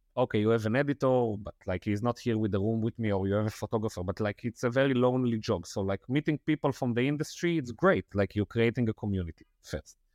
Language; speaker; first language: English; non-native, fluent; Italian